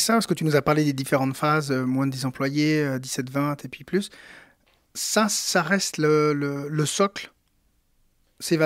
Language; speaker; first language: French; native; French